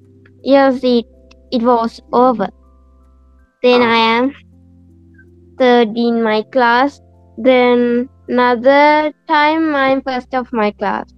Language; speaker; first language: English; non-native, learner; Sinhala